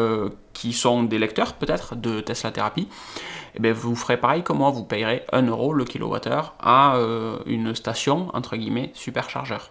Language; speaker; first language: French; native; French